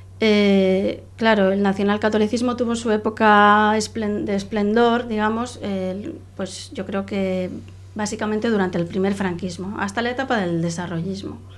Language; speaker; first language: Spanish; non-native, local second language; Catalan